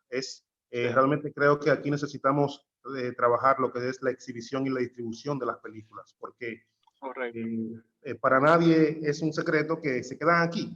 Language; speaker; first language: Spanish; native; Spanish